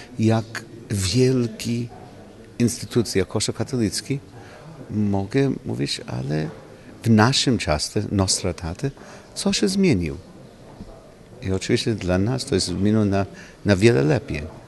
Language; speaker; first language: Polish; non-native, learner; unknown